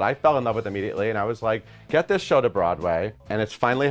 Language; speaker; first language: English; native; English